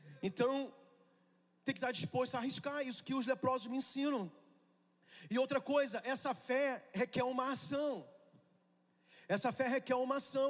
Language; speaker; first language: Portuguese; native; Portuguese